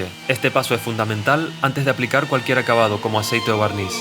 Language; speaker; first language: Spanish; native; Spanish